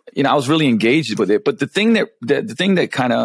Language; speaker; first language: English; non-native, fluent; Slovenian